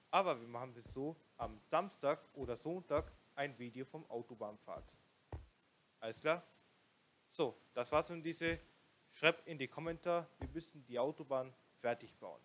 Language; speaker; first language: German; non-native, local second language; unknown